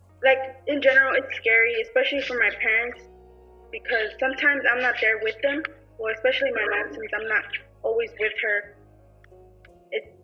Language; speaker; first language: English; early bilingual, other home language; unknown